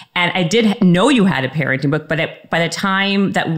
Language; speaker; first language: English; native; English